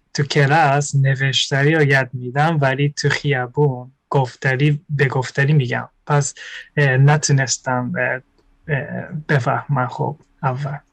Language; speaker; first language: Persian; non-native, learner; Japanese